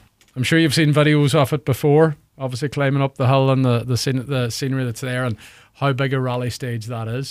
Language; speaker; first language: English; native; English